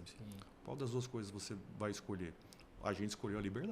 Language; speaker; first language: Portuguese; native; Portuguese